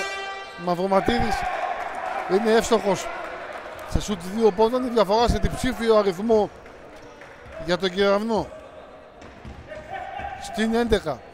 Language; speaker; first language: Greek; native; Greek